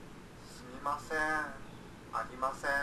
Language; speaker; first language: Japanese; non-native, learner; Indonesian